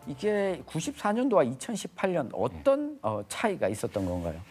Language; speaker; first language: Korean; native; Korean